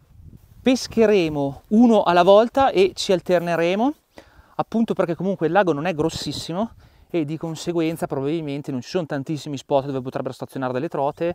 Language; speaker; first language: Italian; native; Italian